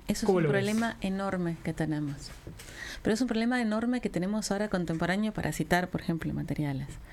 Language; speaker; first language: Spanish; native; Spanish